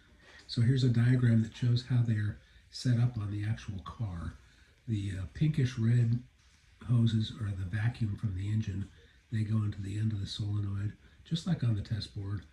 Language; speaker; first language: English; native; English